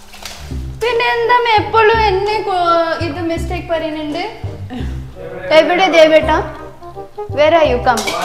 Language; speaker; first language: Malayalam; non-native, learner; Tamil